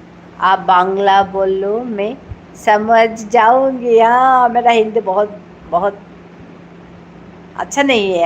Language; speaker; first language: Hindi; non-native, local second language; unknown